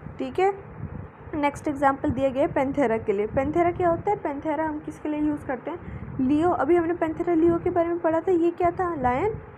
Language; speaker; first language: Hindi; native; Hindi